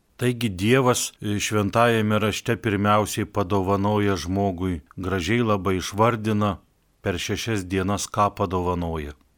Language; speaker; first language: Lithuanian; native; Lithuanian